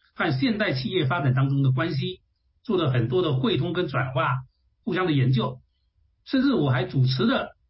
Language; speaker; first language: Chinese; non-native, local second language; Hakka Chinese